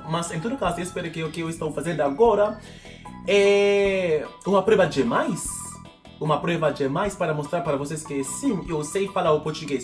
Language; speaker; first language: Portuguese; non-native, fluent; English